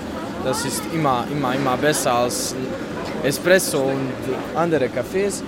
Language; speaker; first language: German; non-native, learner; Bosnian